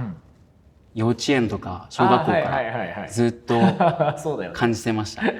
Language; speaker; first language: Japanese; early bilingual, other home language; Filipino